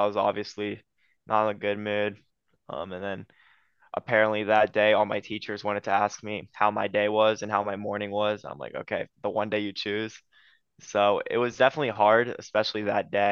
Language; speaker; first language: English; native; English